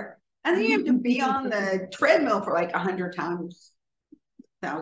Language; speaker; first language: English; native; English